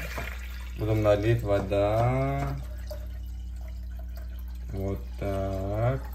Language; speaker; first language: Russian; non-native, learner; Turkish